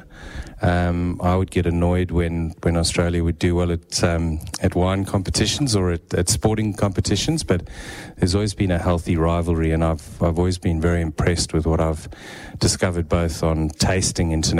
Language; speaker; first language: English; native; English